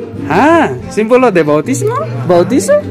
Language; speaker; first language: Spanish; non-native, learner; Indonesian